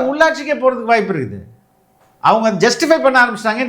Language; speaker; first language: Tamil; native; Tamil